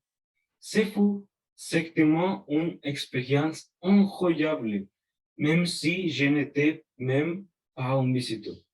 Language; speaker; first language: French; non-native, learner; Spanish